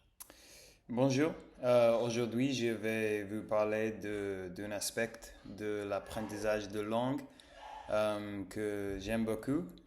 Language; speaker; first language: French; non-native, learner; English